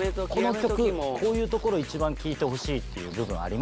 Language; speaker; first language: Japanese; native; Japanese